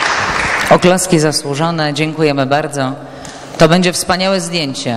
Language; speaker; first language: Polish; native; Polish